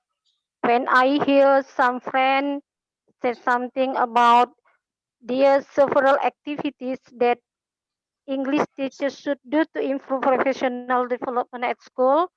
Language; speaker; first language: English; non-native, learner; Indonesian